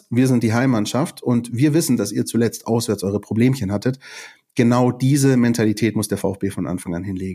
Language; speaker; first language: German; native; German